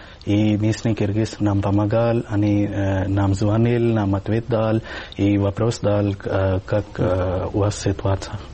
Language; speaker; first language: Russian; non-native, learner; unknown